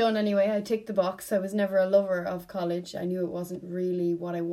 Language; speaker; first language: English; native; English